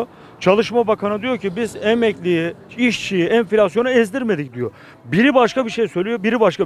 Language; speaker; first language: Turkish; native; Turkish